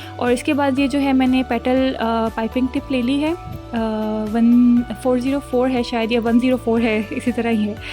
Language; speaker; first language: Urdu; native; Urdu